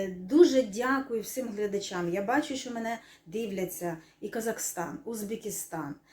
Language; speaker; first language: Ukrainian; non-native, local second language; Russian